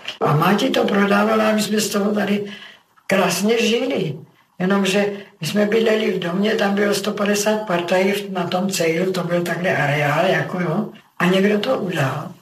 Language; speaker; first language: Czech; native; Czech